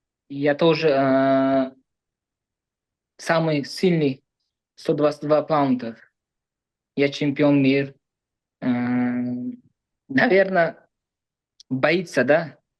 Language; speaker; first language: Russian; non-native, learner; Uzbek